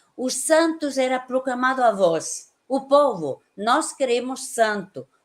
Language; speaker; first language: Portuguese; non-native, fluent; Italian